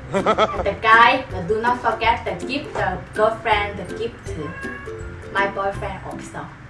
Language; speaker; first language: English; non-native, learner; Vietnamese